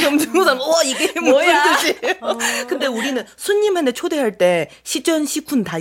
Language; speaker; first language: Korean; non-native, fluent; Chinese